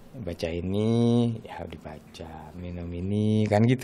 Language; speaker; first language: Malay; non-native, local second language; Madurese